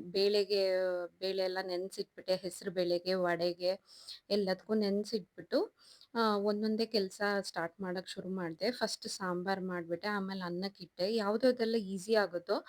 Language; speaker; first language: Kannada; native; Kannada